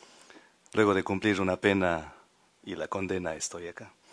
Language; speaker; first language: Spanish; native; Spanish